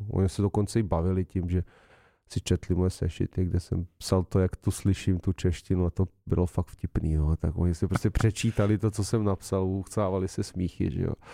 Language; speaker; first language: Czech; non-native, fluent; Serbian